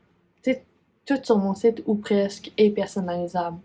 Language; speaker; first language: French; native; French